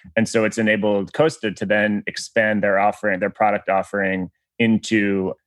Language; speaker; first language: English; native; English